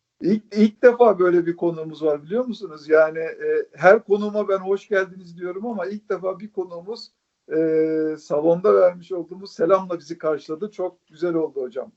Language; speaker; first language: Turkish; native; Turkish